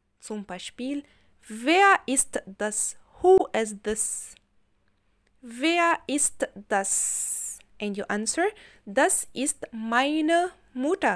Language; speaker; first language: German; non-native, fluent; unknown